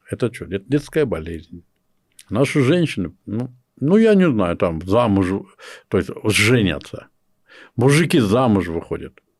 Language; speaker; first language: Russian; non-native, local second language; Kyrgyz